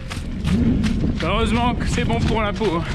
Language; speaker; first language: French; native; French